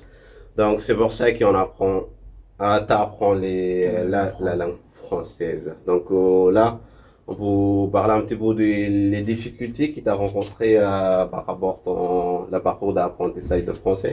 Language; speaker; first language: French; non-native, local second language; Arabic